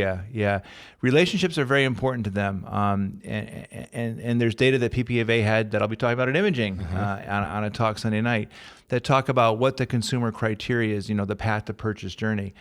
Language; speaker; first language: English; native; English